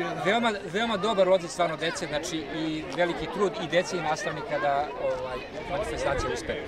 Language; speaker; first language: Serbian; native; Serbian